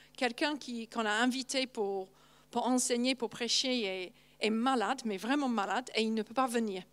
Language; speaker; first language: French; non-native, fluent; English